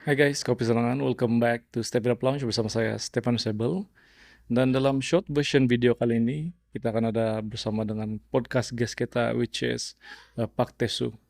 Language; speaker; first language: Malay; native; Malay